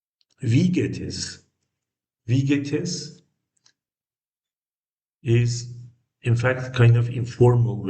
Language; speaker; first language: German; non-native, fluent; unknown